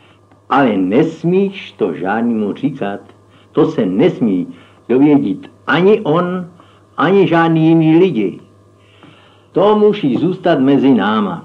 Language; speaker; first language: Czech; native; Czech